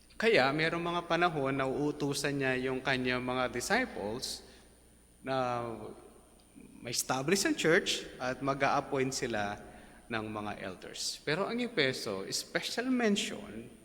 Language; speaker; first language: Filipino; native; Filipino